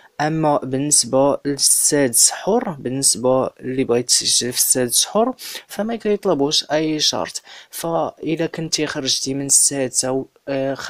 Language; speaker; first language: Arabic; native; Arabic